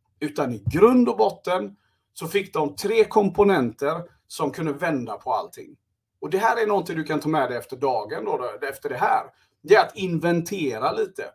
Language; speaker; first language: Swedish; early bilingual, other home language; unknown